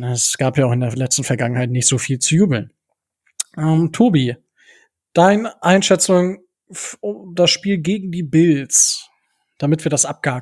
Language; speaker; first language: German; native; German